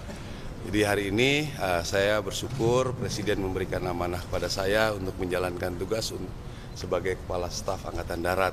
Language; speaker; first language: Indonesian; native; Indonesian